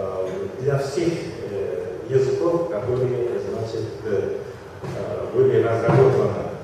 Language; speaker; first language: Russian; non-native, local second language; Kyrgyz